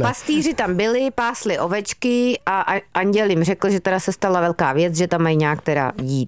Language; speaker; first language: Czech; native; Czech